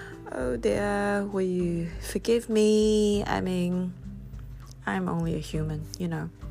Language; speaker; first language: English; non-native, fluent; Chinese